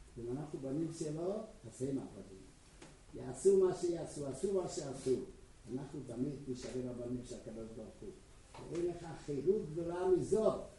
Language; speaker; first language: Hebrew; non-native, fluent; Czech